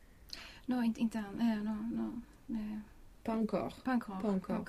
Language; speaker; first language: French; non-native, learner; Swedish